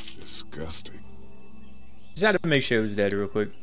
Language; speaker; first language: English; native; English